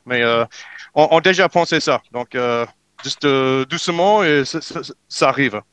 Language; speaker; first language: French; non-native, learner; English